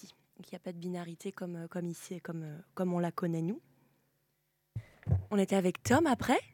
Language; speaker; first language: French; native; French